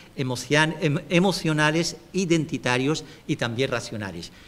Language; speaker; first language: Spanish; non-native, fluent; Arabic